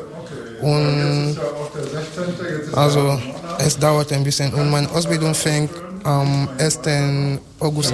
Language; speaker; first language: German; non-native, learner; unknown